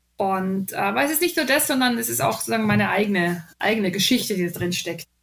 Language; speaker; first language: German; native; German